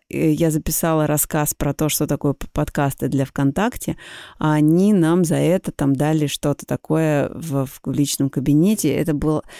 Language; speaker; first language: Russian; native; Russian